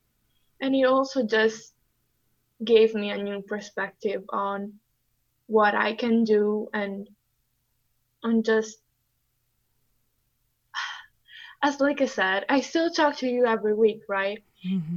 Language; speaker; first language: English; non-native, fluent; Italian